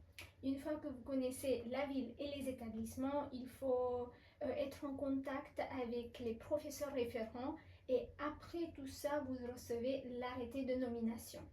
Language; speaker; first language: French; non-native, fluent; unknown